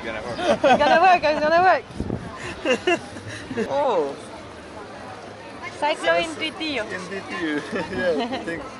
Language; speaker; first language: English; non-native, learner; Spanish